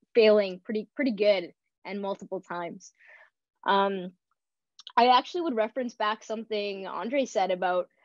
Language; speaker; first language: English; native; English